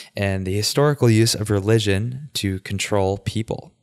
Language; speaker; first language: English; native; English